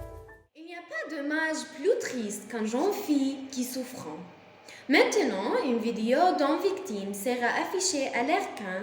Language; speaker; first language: French; non-native, learner; Arabic